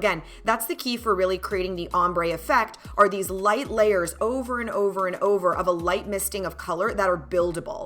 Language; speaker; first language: English; native; English